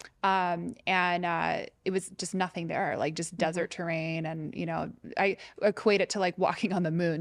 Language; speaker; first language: English; native; English